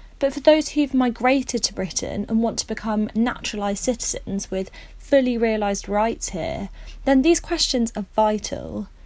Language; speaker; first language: English; native; English